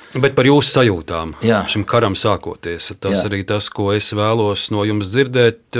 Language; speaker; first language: Latvian; native; Latvian